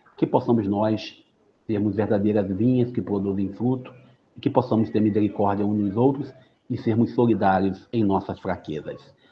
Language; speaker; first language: Portuguese; native; Portuguese